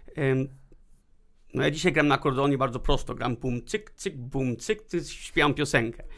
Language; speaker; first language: Polish; early bilingual, heritage; Polish